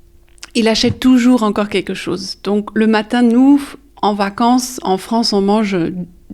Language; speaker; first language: French; early bilingual, heritage; French